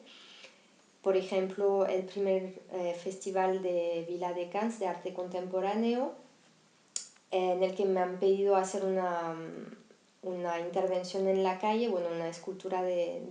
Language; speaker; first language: Spanish; non-native, fluent; French